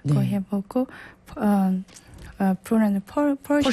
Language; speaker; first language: Korean; non-native, learner; Burmese